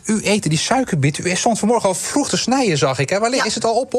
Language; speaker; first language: Dutch; native; Dutch